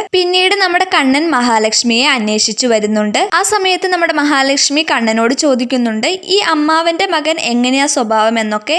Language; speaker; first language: Malayalam; native; Malayalam